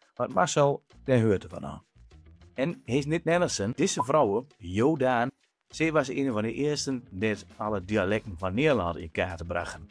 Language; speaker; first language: Dutch; native; Dutch